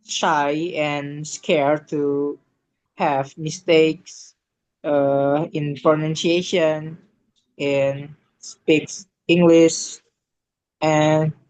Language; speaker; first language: English; non-native, learner; Indonesian